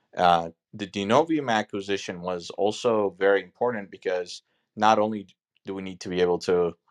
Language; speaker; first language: English; non-native, fluent; Turkish